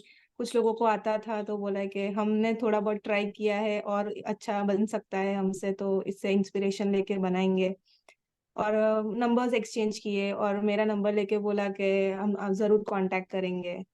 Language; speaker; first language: Hindi; native; Hindi